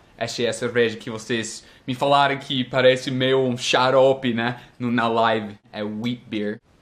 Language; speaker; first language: Portuguese; non-native, fluent; English